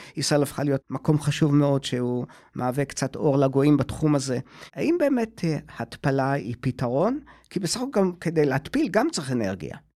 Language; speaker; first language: Hebrew; native; Hebrew